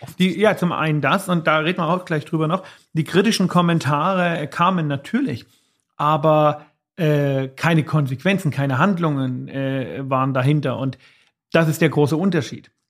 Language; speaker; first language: German; native; German